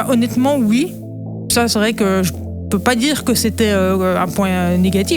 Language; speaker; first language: French; native; French